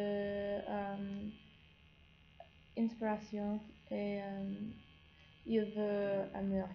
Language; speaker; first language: French; non-native, learner; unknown